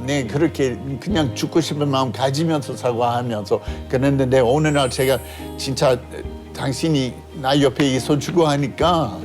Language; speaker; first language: Korean; non-native, fluent; English